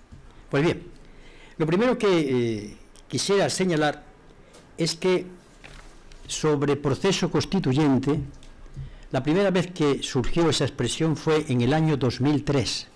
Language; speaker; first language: Spanish; native; Spanish